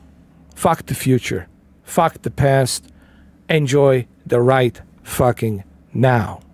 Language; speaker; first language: English; native; English